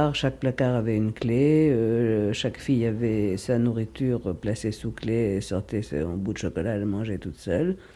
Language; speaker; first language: French; non-native, fluent; Greek